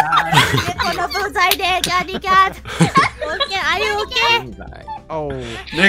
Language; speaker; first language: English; non-native, learner; Japanese